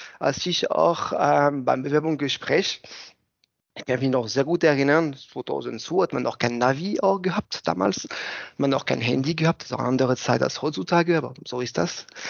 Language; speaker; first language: German; non-native, fluent; French